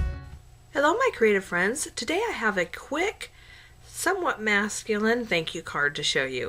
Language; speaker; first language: English; native; English